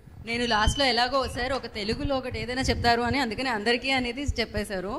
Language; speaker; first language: Telugu; native; Telugu